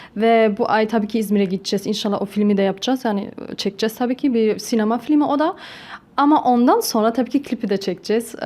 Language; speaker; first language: Turkish; early bilingual, heritage; Turkish